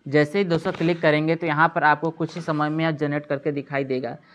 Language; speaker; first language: Hindi; native; Hindi